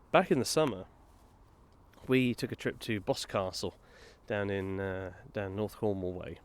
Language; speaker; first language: English; native; English